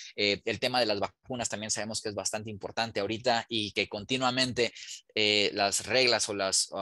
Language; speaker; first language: Spanish; native; Spanish